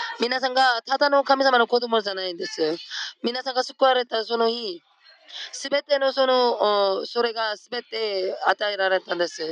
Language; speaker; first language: Japanese; non-native, fluent; Korean